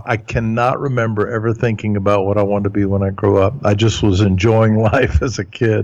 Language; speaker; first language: English; early bilingual, other home language; German